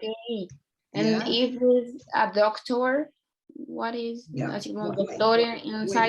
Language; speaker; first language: English; non-native, learner; Spanish